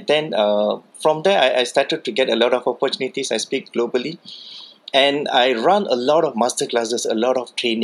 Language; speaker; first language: English; non-native, local second language; Tamil